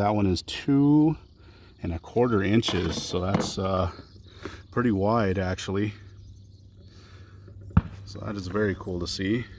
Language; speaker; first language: English; native; English